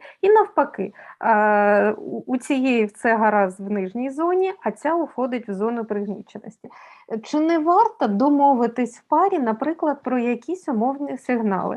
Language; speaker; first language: Ukrainian; native; Ukrainian